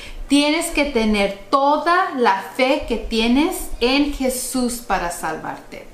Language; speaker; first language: Spanish; non-native, fluent; English